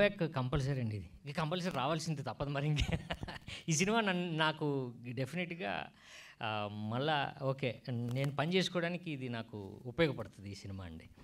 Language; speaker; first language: Telugu; native; Telugu